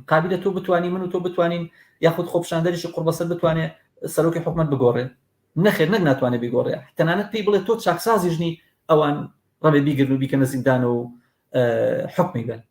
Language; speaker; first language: Central Kurdish; native; Central Kurdish